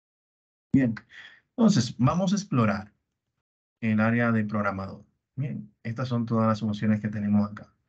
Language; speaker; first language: Spanish; native; Spanish